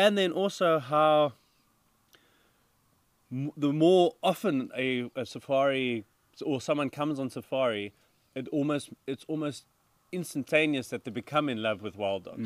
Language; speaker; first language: English; native; English